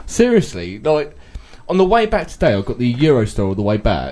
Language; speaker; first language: English; native; English